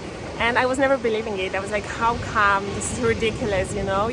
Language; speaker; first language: English; non-native, fluent; Polish